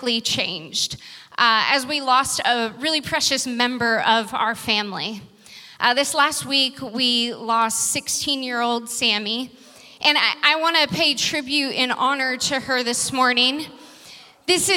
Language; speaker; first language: English; native; English